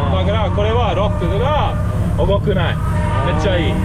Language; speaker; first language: Japanese; non-native, learner; English